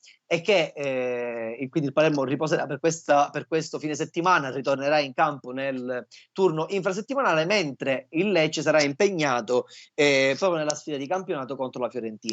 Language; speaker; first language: Italian; native; Italian